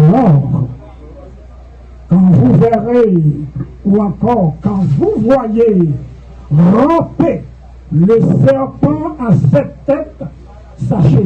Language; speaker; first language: French; non-native, local second language; Haitian Creole